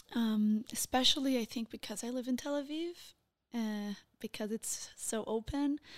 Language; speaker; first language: English; non-native, fluent; Portuguese